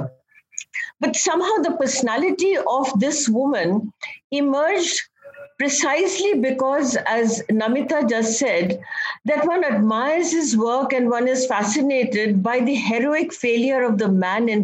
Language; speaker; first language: English; non-native, local second language; Bangla